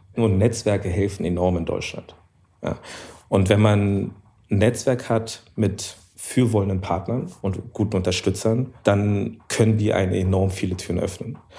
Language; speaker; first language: German; early bilingual, other home language; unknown